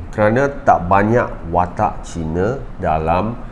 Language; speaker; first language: Malay; non-native, local second language; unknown